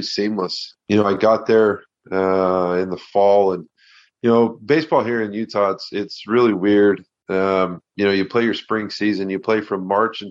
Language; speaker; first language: English; native; English